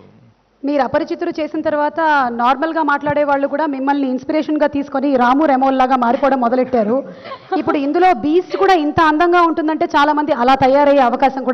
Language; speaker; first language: Telugu; native; Telugu